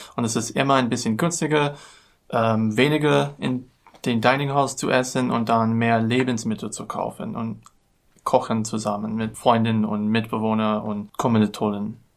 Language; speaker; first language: German; non-native, learner; English